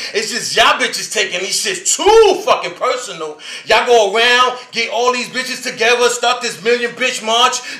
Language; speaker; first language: English; native; English